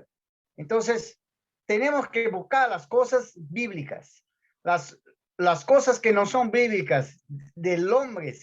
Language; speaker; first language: Spanish; non-native, fluent; Portuguese